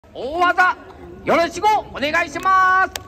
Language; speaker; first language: Japanese; non-native, learner; Chinese